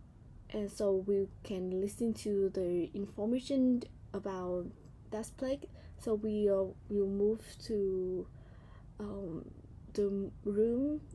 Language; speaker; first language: English; non-native, learner; Vietnamese